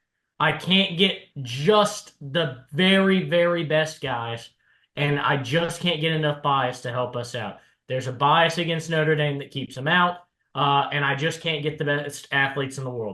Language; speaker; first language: English; native; English